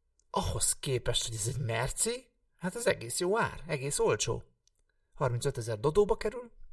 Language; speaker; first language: Hungarian; native; Hungarian